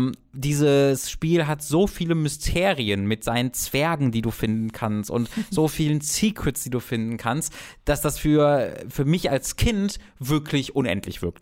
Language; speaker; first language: German; native; German